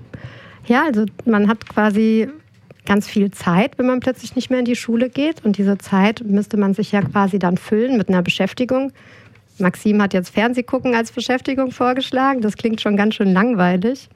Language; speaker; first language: German; native; German